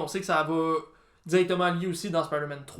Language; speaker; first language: French; native; French